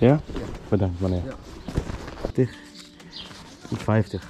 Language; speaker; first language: Dutch; non-native, learner; German